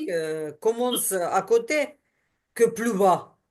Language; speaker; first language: French; non-native, learner; Ukrainian